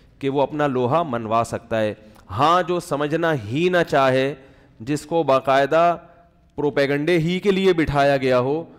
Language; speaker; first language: Urdu; native; Urdu